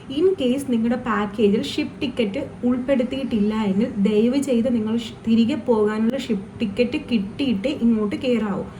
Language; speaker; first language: Malayalam; non-native, local second language; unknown